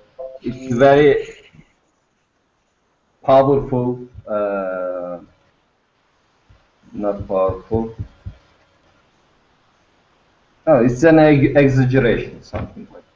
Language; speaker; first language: English; non-native, learner; Turkish